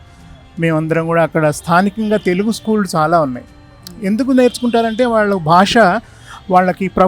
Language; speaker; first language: Telugu; native; Telugu